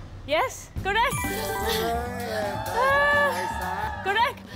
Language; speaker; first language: English; non-native, local second language; Filipino